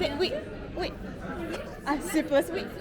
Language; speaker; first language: French; non-native, learner; Japanese